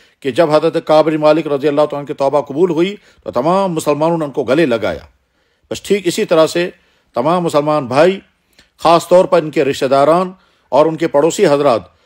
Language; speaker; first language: Urdu; non-native, local second language; Kashmiri